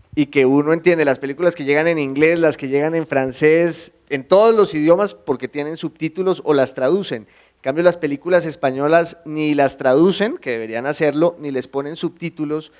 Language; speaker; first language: Spanish; native; Spanish